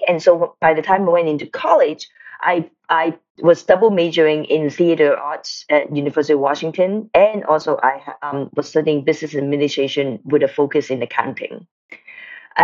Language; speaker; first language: English; non-native, local second language; Cantonese